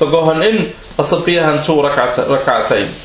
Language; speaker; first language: Danish; non-native, fluent; Arabic